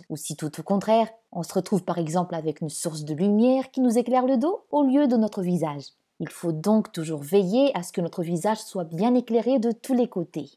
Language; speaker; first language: French; non-native, local second language; Malagasy